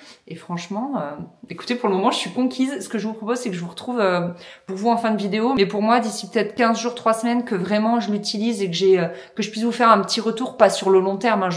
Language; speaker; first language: French; native; French